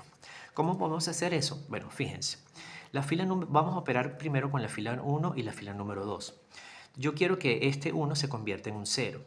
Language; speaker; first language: Spanish; native; Spanish